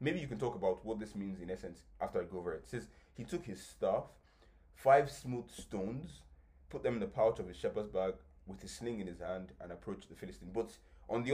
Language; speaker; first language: English; non-native, local second language; Yoruba